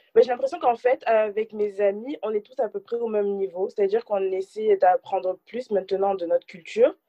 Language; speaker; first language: French; native; French